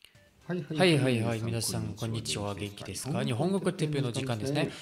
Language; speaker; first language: Japanese; non-native, learner; French